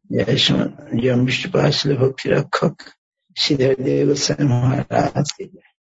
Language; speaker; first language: Bangla; native; Bangla